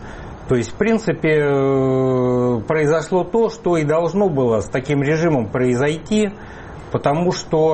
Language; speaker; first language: Russian; native; Russian